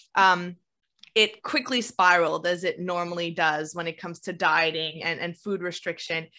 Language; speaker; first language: English; native; English